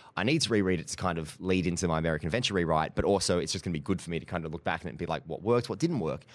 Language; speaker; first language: English; native; English